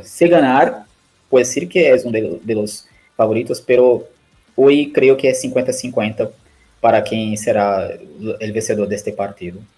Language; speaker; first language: Spanish; non-native, learner; Portuguese